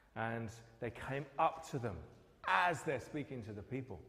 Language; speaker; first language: English; native; English